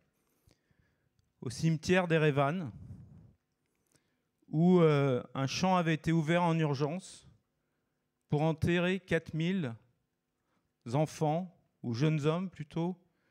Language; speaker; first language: French; native; French